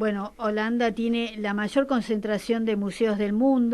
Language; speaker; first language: Spanish; native; Spanish